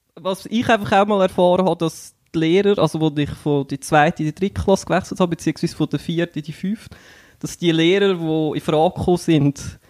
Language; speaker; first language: German; native; German